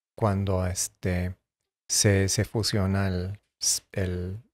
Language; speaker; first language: Spanish; non-native, fluent; English